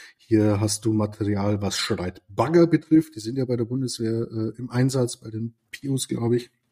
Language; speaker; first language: German; native; German